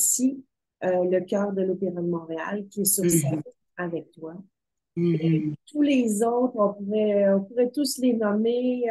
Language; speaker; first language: French; native; French